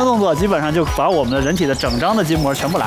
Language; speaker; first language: Chinese; native; Chinese